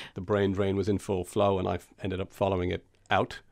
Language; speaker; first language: English; native; English